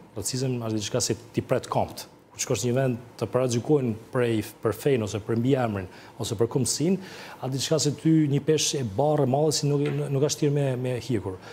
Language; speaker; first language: Albanian; early bilingual, heritage; Albanian